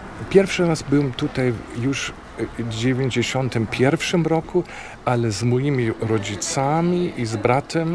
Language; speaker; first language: Polish; non-native, fluent; German